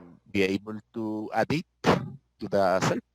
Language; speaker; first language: English; non-native, learner; Spanish